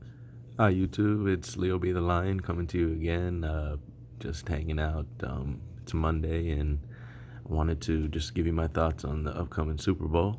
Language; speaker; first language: English; native; English